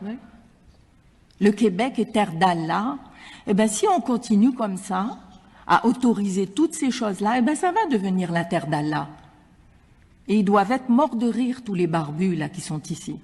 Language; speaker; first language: French; non-native, local second language; Arabic